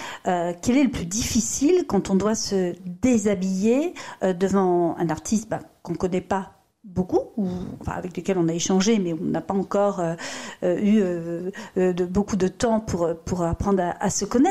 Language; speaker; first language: French; native; French